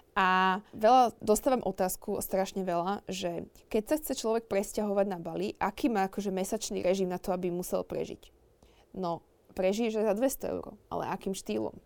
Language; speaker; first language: Slovak; native; Slovak